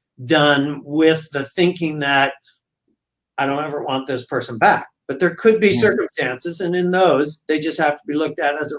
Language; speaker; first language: English; native; English